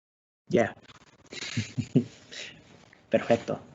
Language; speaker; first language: Spanish; non-native, learner; English